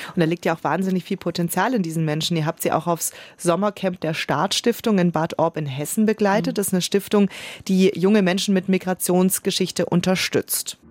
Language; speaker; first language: German; native; German